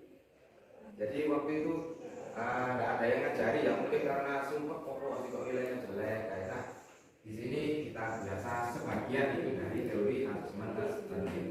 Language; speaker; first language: Indonesian; native; Indonesian